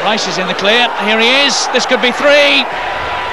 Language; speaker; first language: English; native; English